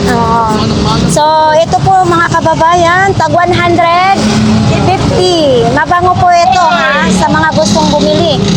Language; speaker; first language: Filipino; non-native, local second language; Cebuano